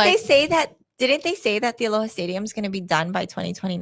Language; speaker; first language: English; native; English